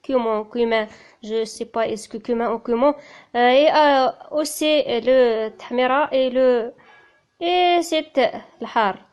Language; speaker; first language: French; non-native, learner; Tachelhit